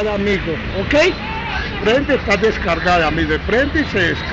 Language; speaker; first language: Spanish; native; Spanish